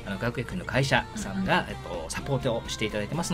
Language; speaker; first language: Japanese; native; Japanese